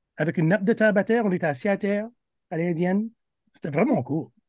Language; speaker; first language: French; native; French